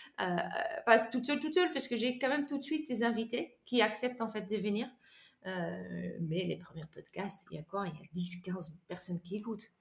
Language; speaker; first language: French; non-native, fluent; Dutch